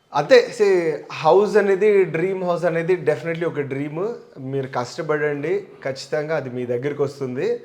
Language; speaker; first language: Telugu; native; Telugu